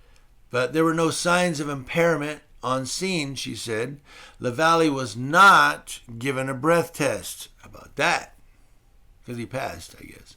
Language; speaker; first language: English; native; English